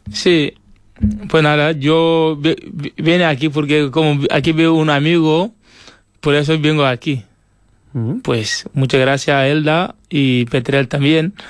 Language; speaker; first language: Spanish; non-native, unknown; Wolof